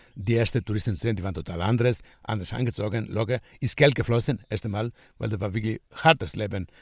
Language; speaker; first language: German; non-native, fluent; Greek